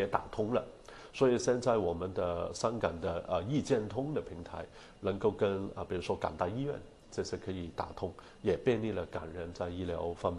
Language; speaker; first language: Chinese; non-native, local second language; Cantonese